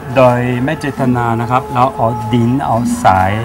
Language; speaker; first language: Thai; non-native, fluent; French